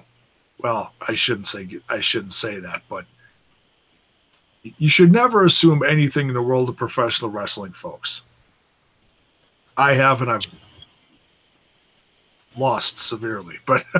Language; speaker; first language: English; native; English